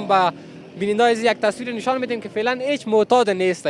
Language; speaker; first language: Persian; native; Persian